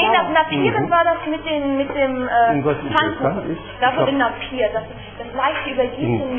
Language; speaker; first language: German; native; German